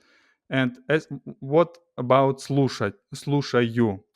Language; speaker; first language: English; non-native, fluent; Russian